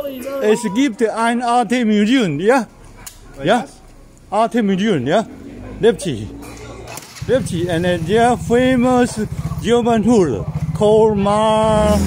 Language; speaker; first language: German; non-native, learner; Chinese